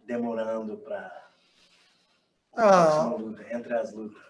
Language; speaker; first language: Portuguese; non-native, learner; English